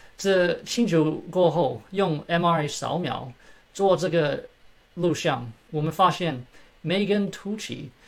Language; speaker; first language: Chinese; early bilingual, heritage; Chinese